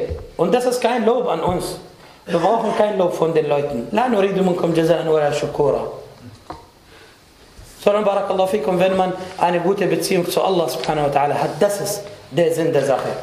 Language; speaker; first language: German; non-native, fluent; Arabic